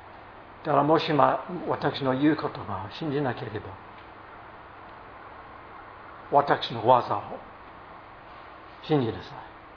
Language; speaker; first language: Japanese; non-native, fluent; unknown